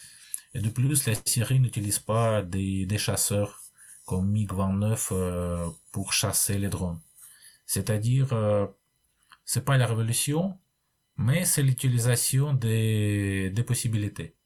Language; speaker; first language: French; non-native, fluent; Russian